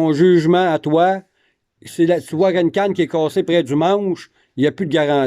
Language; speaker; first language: French; native; French